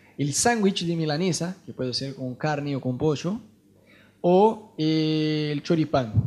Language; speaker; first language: Spanish; non-native, fluent; Portuguese